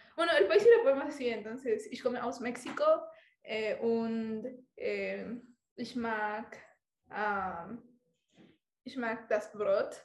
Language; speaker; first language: German; non-native, learner; Spanish